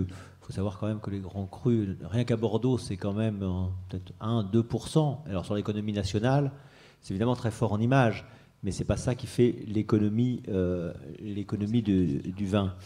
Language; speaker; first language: French; native; French